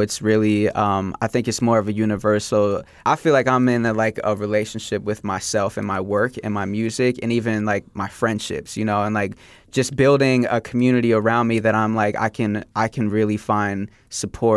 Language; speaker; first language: English; native; English